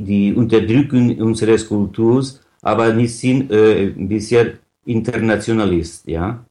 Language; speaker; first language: German; non-native, learner; Catalan